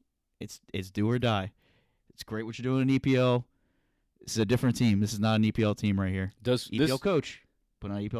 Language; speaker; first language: English; native; English